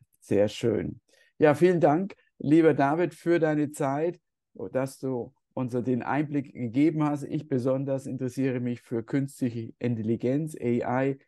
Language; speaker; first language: German; native; German